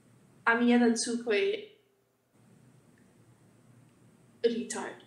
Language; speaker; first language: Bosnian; early bilingual, heritage; English